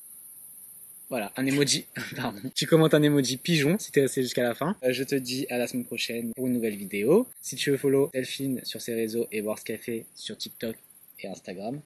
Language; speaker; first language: French; native; French